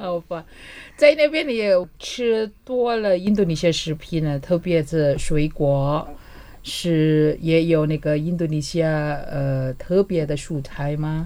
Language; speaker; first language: Chinese; non-native, fluent; Indonesian